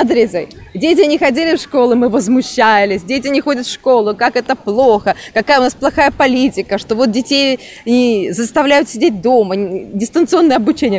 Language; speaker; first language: Russian; native; Russian